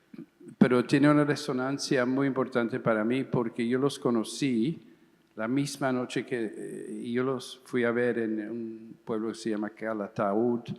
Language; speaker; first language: Spanish; early bilingual, heritage; English